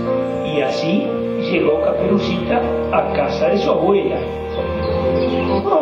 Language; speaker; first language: Spanish; native; Spanish